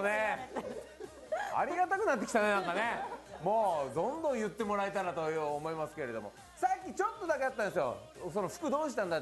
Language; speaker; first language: Japanese; native; Japanese